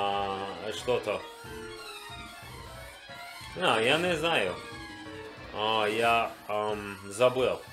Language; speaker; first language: Russian; non-native, learner; English